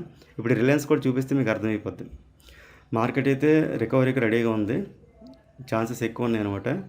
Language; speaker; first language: Telugu; native; Telugu